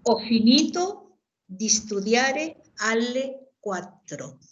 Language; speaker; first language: Italian; non-native, learner; Spanish